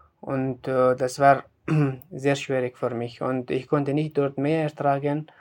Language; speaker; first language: German; non-native, learner; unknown